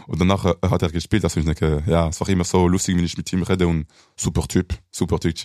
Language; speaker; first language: German; non-native, local second language; French